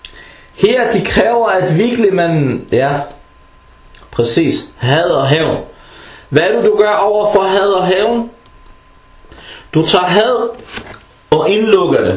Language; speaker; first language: Danish; early bilingual, other home language; Arabic